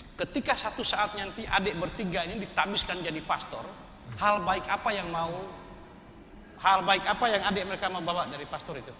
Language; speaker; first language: Indonesian; non-native, local second language; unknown